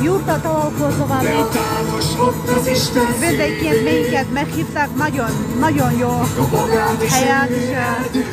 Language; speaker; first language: Hungarian; non-native, learner; Kazakh